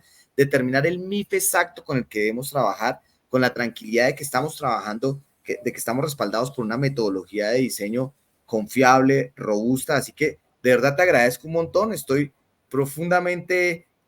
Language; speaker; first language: Spanish; native; Spanish